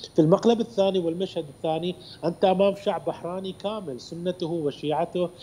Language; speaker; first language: Arabic; native; Arabic